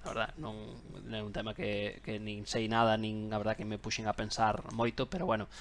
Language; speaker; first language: Galician; non-native, local second language; Spanish